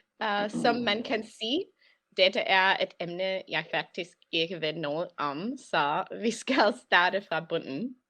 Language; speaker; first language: Danish; non-native, learner; English